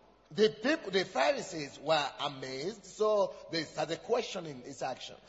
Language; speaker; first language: English; non-native, local second language; Yoruba